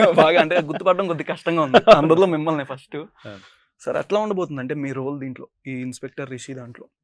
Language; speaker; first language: Telugu; native; Telugu